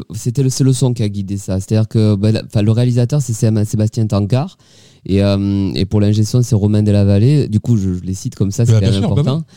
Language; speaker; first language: French; native; French